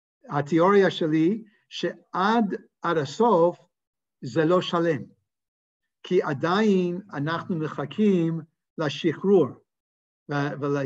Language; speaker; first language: Hebrew; non-native, fluent; English